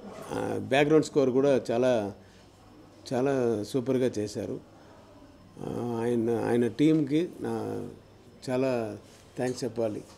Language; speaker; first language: Telugu; non-native, learner; Tamil